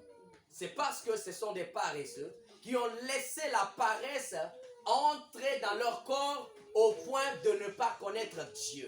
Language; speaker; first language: French; non-native, local second language; Lingala